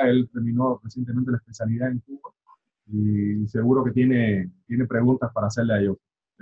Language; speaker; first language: Spanish; native; Spanish